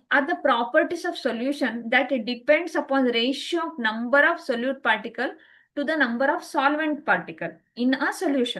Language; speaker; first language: English; non-native, local second language; Kannada